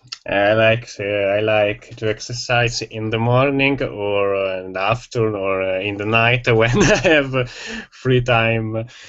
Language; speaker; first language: English; non-native, learner; Italian